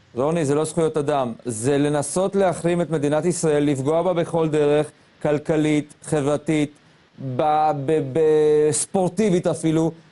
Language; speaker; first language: Hebrew; native; Hebrew